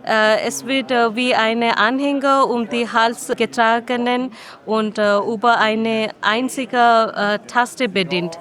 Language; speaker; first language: German; non-native, learner; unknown